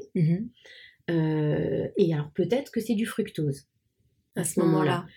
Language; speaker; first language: French; native; French